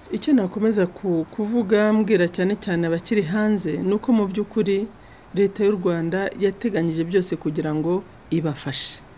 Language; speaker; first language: Kinyarwanda; native; Kinyarwanda